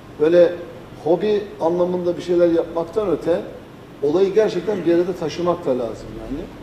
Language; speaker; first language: Turkish; native; Turkish